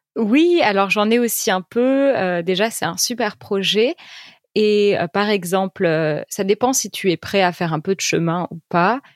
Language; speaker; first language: French; native; French